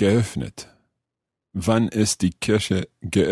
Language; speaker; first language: German; non-native, learner; English